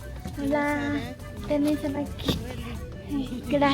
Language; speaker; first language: Spanish; non-native, learner; Japanese